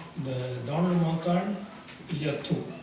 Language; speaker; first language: French; non-native, fluent; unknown